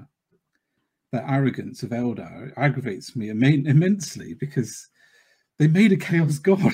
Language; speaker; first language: English; native; English